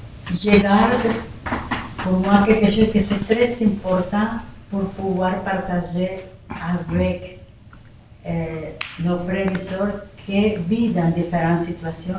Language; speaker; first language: French; non-native, fluent; Spanish